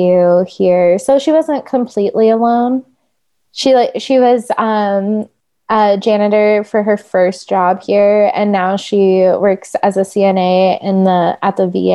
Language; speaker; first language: English; native; English